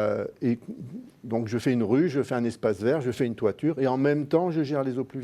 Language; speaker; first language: French; native; French